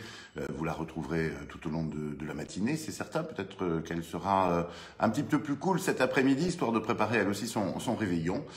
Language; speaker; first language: French; native; French